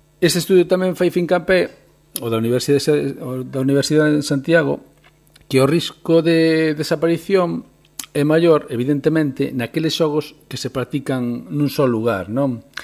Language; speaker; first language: Galician; native; Galician